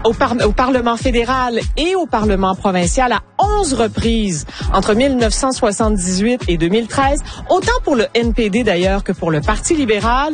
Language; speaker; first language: French; native; French